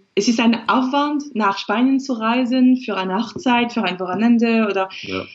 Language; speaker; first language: German; non-native, fluent; French